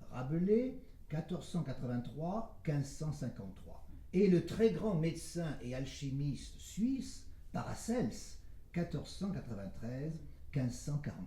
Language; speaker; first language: French; native; French